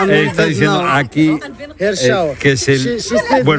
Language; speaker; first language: Spanish; native; Spanish